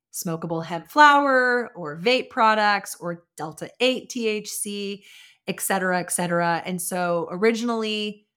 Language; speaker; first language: English; native; English